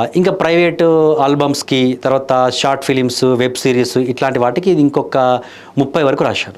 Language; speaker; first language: Telugu; native; Telugu